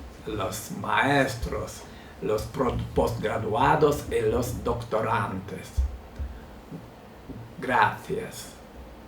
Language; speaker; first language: Spanish; non-native, learner; Russian